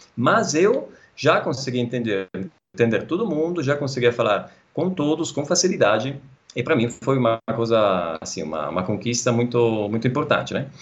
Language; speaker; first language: Portuguese; non-native, fluent; Italian